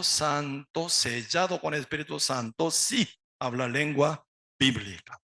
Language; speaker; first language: Spanish; non-native, learner; Korean